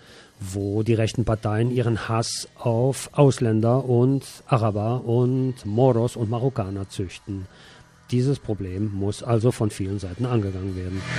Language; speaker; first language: German; native; German